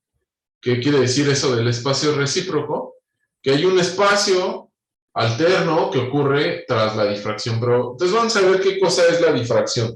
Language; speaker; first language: Spanish; native; Spanish